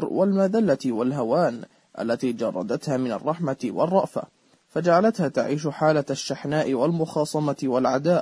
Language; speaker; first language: Arabic; native; Arabic